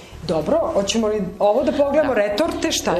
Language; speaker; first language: Serbian; native; Serbian